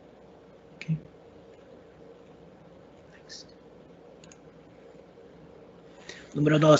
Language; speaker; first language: Spanish; non-native, learner; English